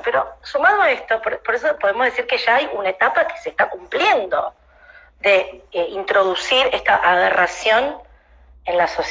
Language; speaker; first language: Spanish; native; Spanish